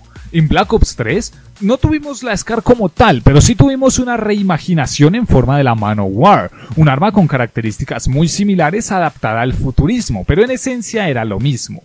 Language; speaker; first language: Spanish; native; Spanish